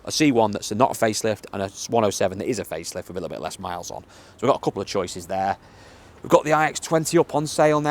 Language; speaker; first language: English; native; English